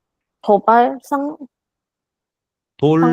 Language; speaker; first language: Korean; non-native, learner; Chinese